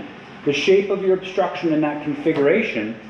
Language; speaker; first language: English; native; English